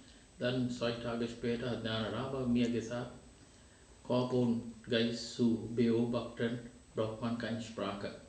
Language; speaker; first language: German; non-native, fluent; Sinhala